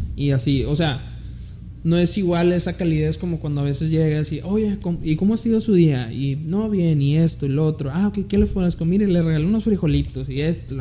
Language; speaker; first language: Spanish; early bilingual, heritage; Spanish